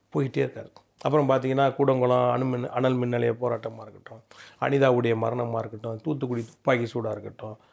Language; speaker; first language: Tamil; native; Tamil